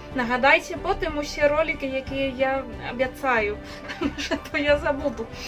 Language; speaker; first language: Belarusian; non-native, fluent; Spanish